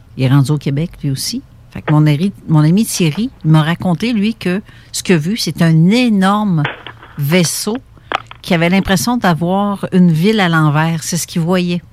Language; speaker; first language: French; native; French